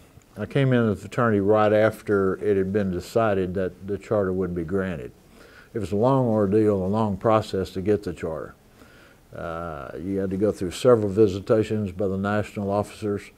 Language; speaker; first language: English; native; English